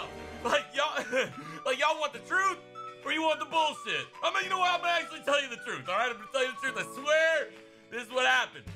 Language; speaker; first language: English; native; English